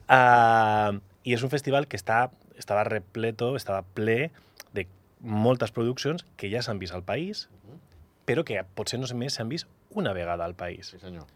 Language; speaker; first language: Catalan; non-native, local second language; Spanish